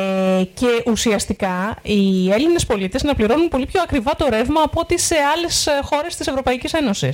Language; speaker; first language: Greek; native; Greek